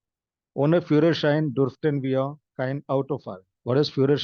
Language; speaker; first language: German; non-native, fluent; Hindi